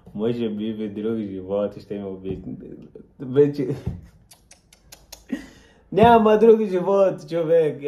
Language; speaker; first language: Bulgarian; non-native, learner; Portuguese